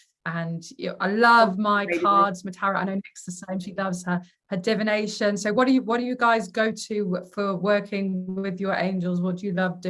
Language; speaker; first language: English; native; English